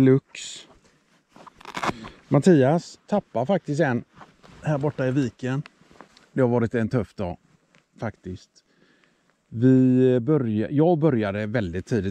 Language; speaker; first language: Swedish; native; Swedish